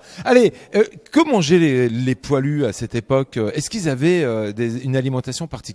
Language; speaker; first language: French; native; French